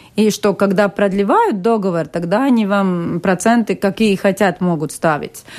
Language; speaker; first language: Russian; non-native, local second language; Latvian